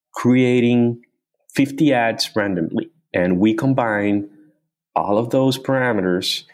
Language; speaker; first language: English; non-native, fluent; Spanish